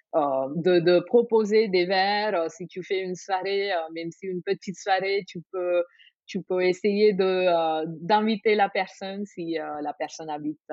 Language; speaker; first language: French; non-native, fluent; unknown